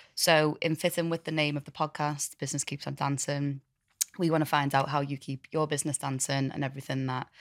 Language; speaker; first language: English; native; English